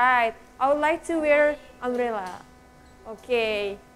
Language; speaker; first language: English; non-native, learner; Indonesian